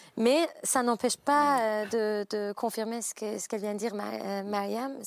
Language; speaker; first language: French; non-native, fluent; Persian